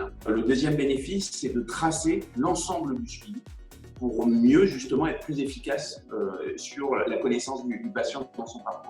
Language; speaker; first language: French; native; French